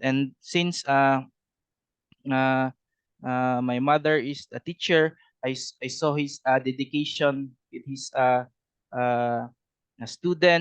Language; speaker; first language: English; non-native, learner; Cebuano